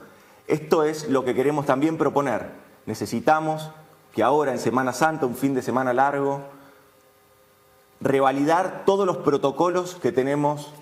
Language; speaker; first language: Spanish; native; Spanish